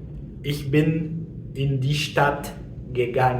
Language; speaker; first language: German; non-native, fluent; French